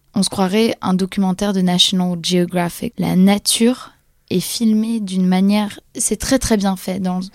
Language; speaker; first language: French; non-native, fluent; Polish